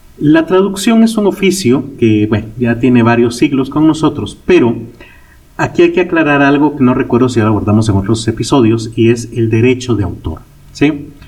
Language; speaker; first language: Spanish; native; Spanish